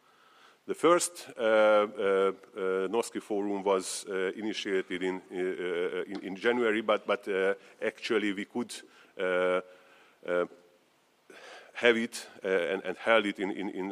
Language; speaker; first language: English; non-native, fluent; Hungarian